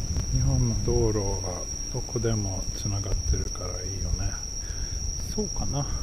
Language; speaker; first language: Japanese; non-native, learner; Swedish